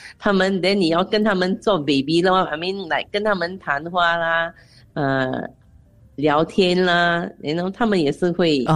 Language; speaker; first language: Chinese; non-native, local second language; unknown